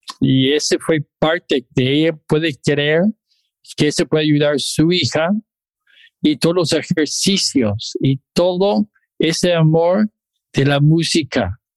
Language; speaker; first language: Spanish; non-native, fluent; English